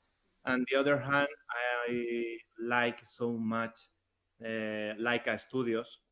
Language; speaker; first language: English; non-native, learner; Spanish